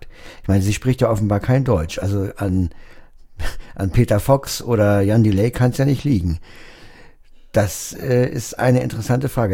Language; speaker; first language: German; native; German